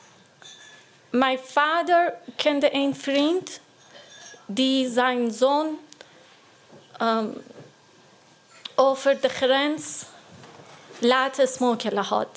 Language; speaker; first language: Dutch; non-native, learner; Persian